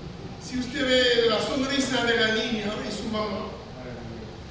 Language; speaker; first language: Spanish; non-native, fluent; French